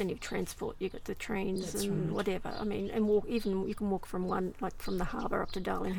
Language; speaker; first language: English; native; English